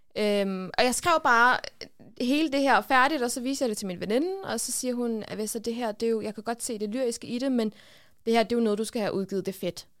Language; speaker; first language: Danish; early bilingual, other home language; Kurdish